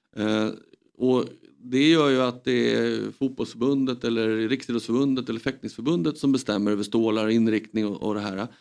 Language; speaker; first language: Swedish; native; Swedish